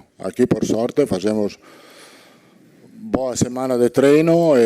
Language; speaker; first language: Portuguese; non-native, fluent; Italian